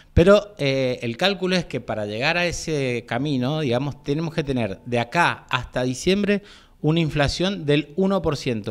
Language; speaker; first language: Spanish; native; Spanish